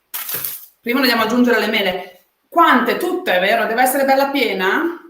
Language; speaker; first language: Italian; native; Italian